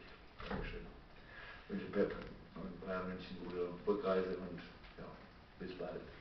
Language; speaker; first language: German; native; German